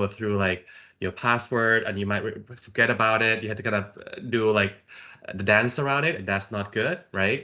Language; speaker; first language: English; non-native, fluent; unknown